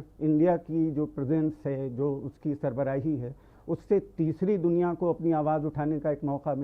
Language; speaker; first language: Urdu; native; Urdu